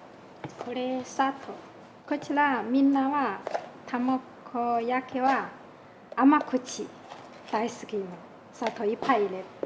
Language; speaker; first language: Japanese; non-native, learner; Chinese